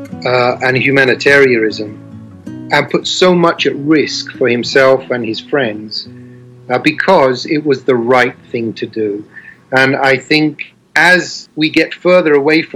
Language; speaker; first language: English; native; English